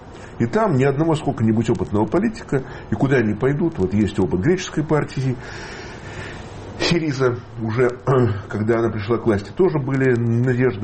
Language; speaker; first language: Russian; native; Russian